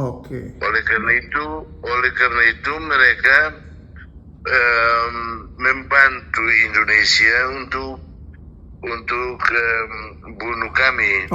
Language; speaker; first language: Indonesian; non-native, fluent; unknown